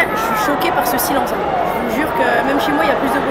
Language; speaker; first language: French; native; French